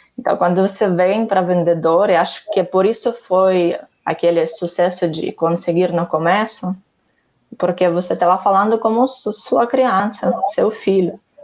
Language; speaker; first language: Portuguese; non-native, fluent; Ukrainian